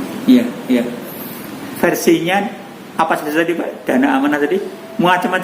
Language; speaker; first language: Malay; non-native, local second language; Javanese